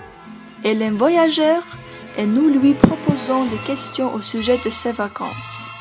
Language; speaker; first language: French; non-native, learner; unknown